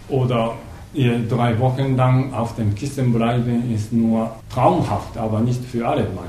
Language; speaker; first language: German; non-native, learner; Japanese